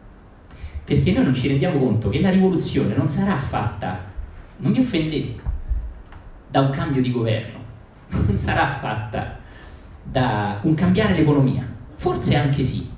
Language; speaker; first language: Italian; native; Italian